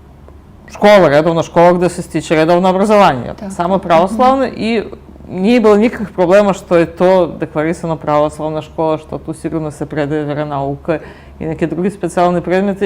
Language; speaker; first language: Bosnian; native; Bosnian